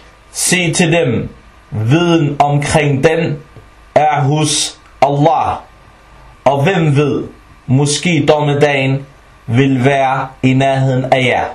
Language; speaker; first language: Danish; early bilingual, other home language; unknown